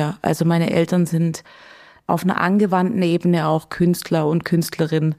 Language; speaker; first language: German; native; German